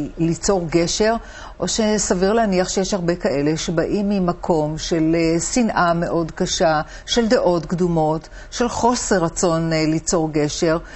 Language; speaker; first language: Hebrew; native; Hebrew